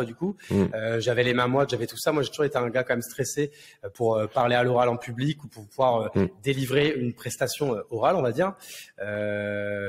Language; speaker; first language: French; native; French